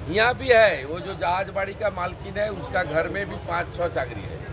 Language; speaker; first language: Hindi; non-native, local second language; Bangla